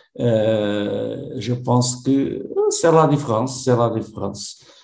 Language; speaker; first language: French; non-native, learner; Portuguese